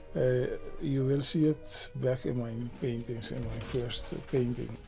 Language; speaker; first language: English; non-native, learner; Papiamento